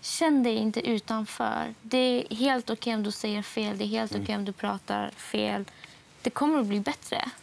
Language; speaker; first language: Swedish; non-native, fluent; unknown